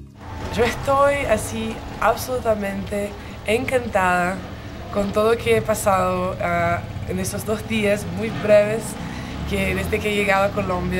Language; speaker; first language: Spanish; non-native, fluent; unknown